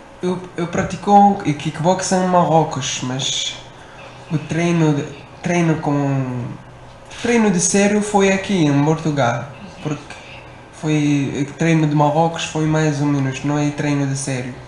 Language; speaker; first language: Portuguese; non-native, learner; Arabic